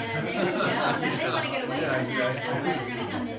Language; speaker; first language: English; native; English